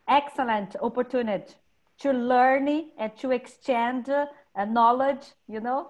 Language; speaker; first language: English; non-native, fluent; Portuguese